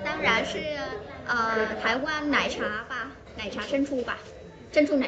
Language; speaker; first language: Chinese; non-native, fluent; Vietnamese